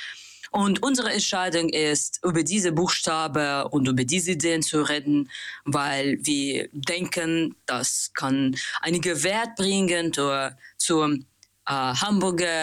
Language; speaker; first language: German; non-native, learner; Russian